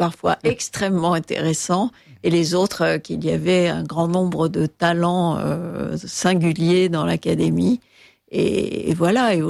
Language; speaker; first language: French; native; French